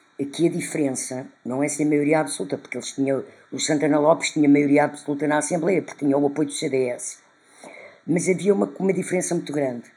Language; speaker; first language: Portuguese; native; Portuguese